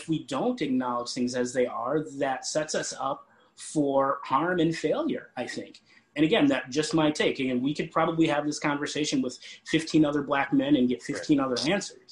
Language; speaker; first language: English; native; English